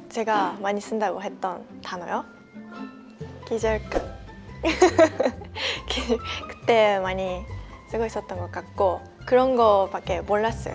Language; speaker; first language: Korean; non-native, fluent; Japanese